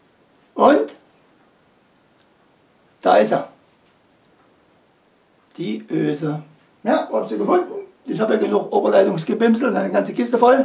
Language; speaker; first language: German; native; German